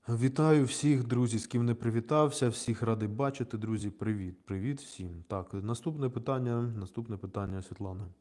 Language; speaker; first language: Ukrainian; non-native, local second language; Russian